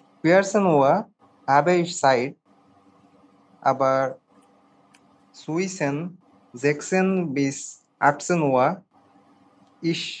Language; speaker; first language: German; non-native, learner; Bangla